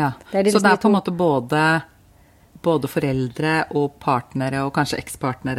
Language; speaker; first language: Norwegian; native; Norwegian